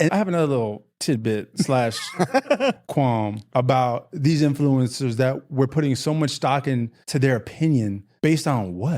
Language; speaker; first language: English; native; English